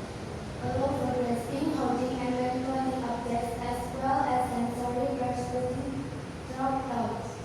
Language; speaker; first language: English; non-native, learner; Indonesian